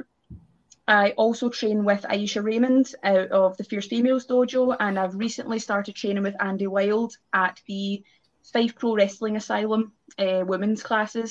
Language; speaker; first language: English; native; English